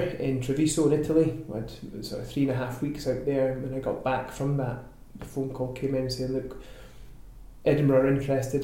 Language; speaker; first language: English; native; English